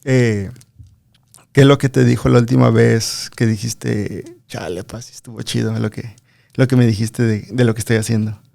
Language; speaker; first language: Spanish; early bilingual, other home language; English